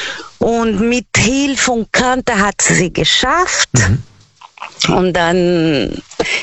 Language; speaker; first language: German; non-native, fluent; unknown